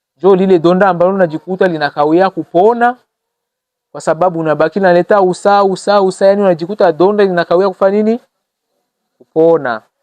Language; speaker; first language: Swahili; non-native, local second language; Rundi